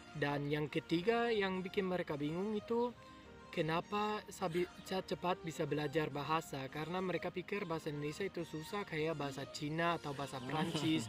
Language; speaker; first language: Indonesian; non-native, fluent; German